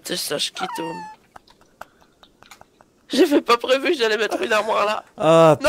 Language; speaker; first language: French; native; French